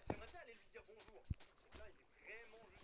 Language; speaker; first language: French; native; French